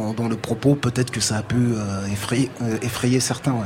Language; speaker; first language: French; native; French